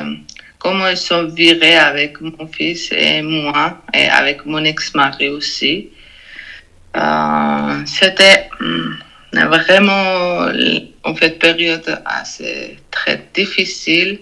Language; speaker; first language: French; non-native, learner; Georgian